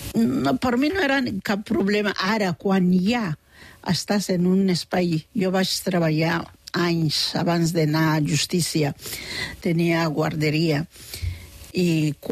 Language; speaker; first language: Catalan; non-native, fluent; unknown